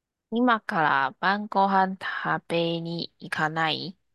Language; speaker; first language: Japanese; non-native, learner; Chinese